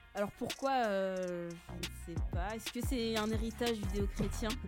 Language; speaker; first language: French; native; French